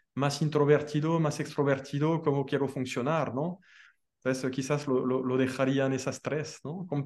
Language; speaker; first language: Spanish; non-native, fluent; French